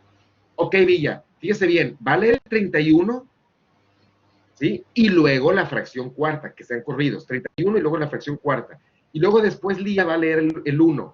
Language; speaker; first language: Spanish; native; Spanish